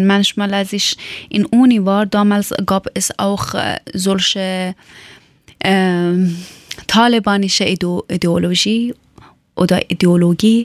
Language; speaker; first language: German; non-native, learner; Persian